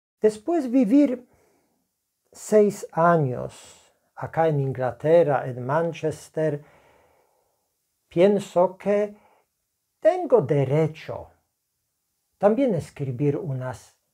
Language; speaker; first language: Spanish; non-native, fluent; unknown